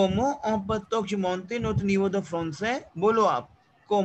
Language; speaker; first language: French; non-native, fluent; Hindi